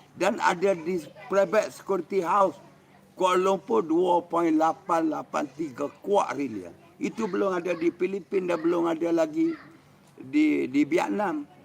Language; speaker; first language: Malay; native; Malay